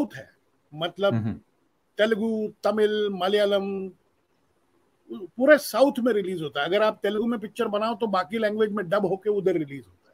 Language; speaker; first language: Hindi; non-native, local second language; Marathi